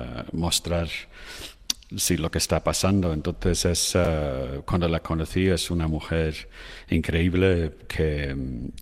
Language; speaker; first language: Spanish; non-native, fluent; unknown